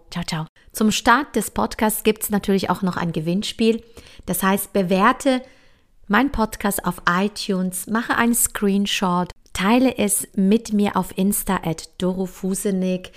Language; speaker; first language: German; early bilingual, other home language; Polish